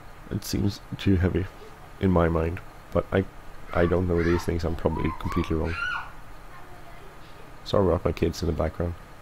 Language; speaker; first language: English; non-native, fluent; Swedish